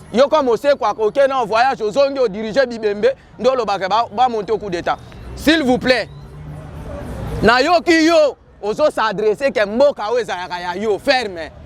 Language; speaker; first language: Lingala; non-native, local second language; Kituba (Democratic Republic of Congo)